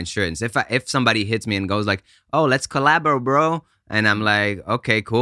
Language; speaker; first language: English; non-native, fluent; Hebrew